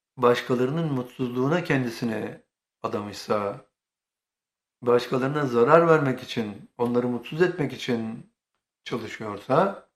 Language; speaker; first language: Turkish; native; Turkish